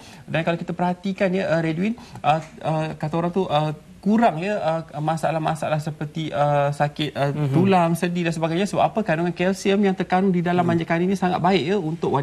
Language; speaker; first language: Malay; native; Malay